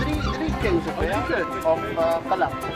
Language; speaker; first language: Dutch; non-native, learner; Sinhala